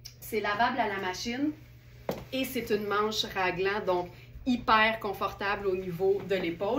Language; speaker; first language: French; native; French